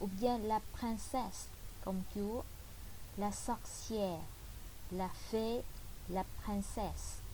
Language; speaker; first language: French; non-native, fluent; Vietnamese